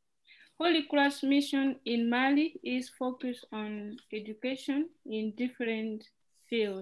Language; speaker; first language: English; non-native, fluent; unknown